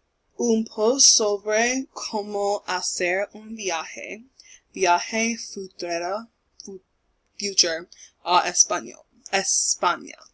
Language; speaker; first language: Spanish; non-native, learner; English